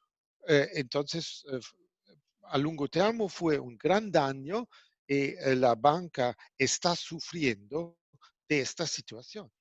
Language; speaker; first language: Spanish; non-native, fluent; German